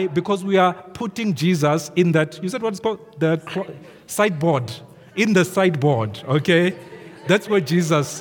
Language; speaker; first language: English; non-native, local second language; Venda